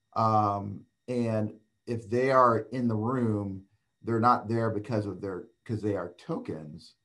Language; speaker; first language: English; native; English